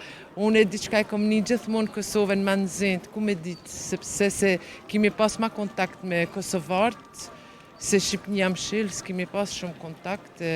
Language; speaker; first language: Albanian; early bilingual, heritage; Albanian